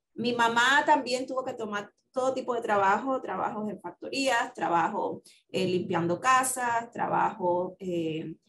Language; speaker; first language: Spanish; native; Spanish